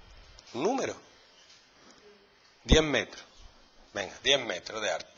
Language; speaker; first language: Spanish; native; Spanish